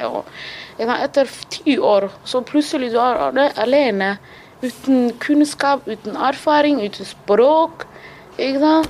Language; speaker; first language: Norwegian; non-native, fluent; Somali